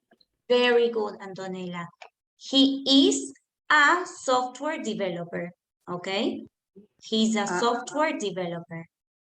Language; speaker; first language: English; non-native, fluent; Spanish